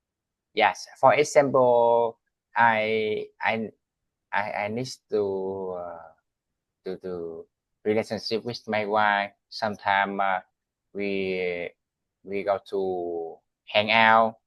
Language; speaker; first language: English; non-native, learner; Vietnamese